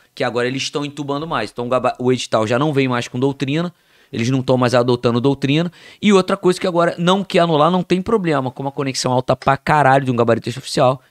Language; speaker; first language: Portuguese; native; Portuguese